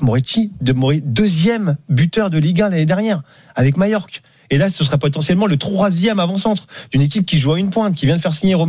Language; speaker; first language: French; native; French